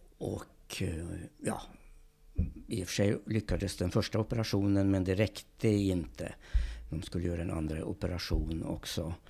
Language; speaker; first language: Swedish; early bilingual, other home language; Hungarian